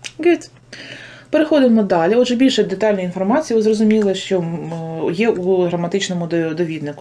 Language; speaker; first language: Ukrainian; native; Ukrainian